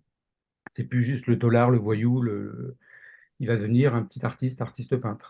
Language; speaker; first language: French; native; French